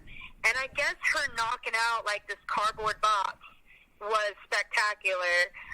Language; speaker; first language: English; native; English